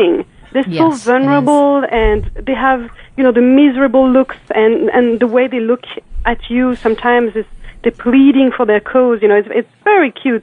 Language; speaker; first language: English; non-native, fluent; French